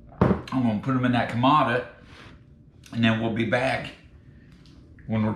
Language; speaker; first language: English; native; English